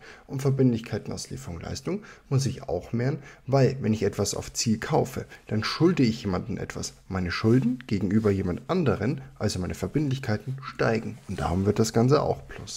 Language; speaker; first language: German; native; German